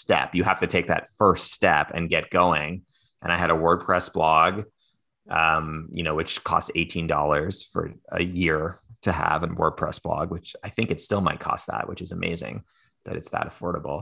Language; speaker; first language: English; native; English